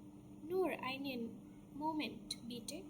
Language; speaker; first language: German; non-native, fluent; Bangla